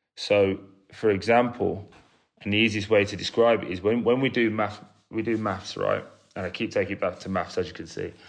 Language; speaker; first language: English; native; English